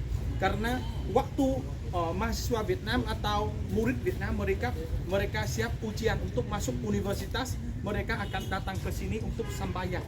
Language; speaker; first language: Indonesian; non-native, fluent; Vietnamese